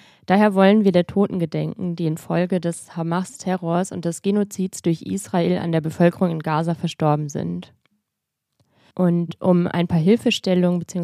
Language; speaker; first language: German; native; German